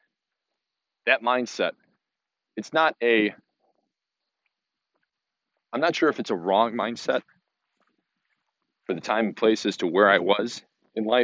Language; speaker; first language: English; native; English